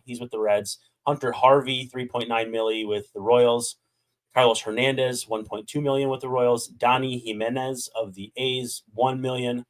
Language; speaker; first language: English; native; English